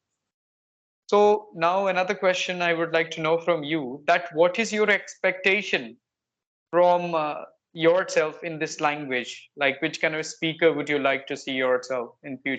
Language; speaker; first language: English; non-native, local second language; Hindi